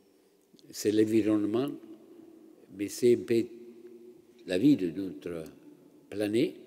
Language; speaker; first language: French; non-native, fluent; Italian